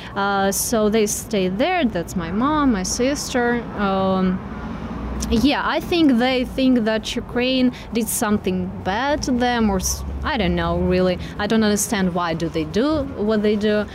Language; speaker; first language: English; non-native, fluent; Russian